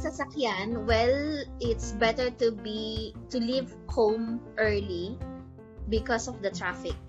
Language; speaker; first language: English; non-native, local second language; Filipino